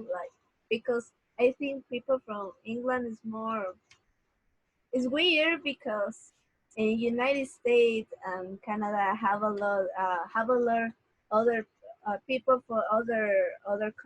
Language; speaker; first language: English; non-native, learner; Spanish